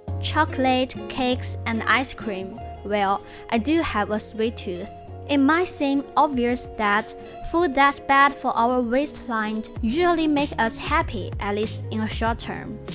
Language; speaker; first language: English; non-native, fluent; Chinese